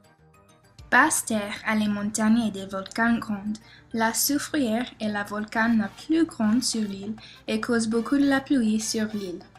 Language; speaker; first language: French; non-native, learner; English